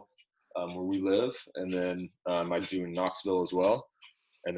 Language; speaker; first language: English; native; English